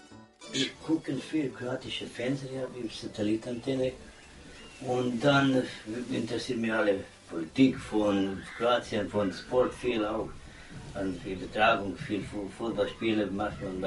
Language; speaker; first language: German; non-native, learner; Croatian